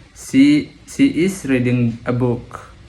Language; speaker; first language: English; non-native, learner; Indonesian